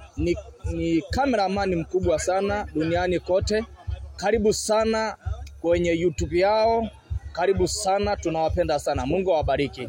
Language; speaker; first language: Swahili; non-native, local second language; Masai